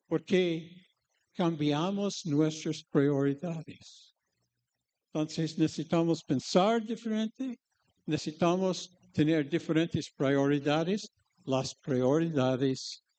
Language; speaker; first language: Spanish; non-native, fluent; English